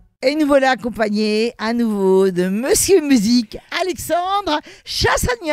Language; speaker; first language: French; native; French